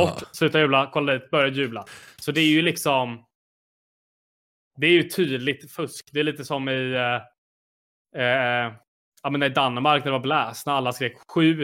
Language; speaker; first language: Swedish; native; Swedish